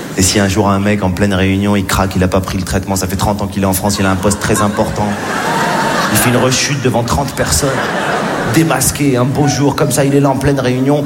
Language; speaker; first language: French; native; French